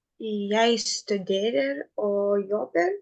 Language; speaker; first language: Norwegian; non-native, learner; Lithuanian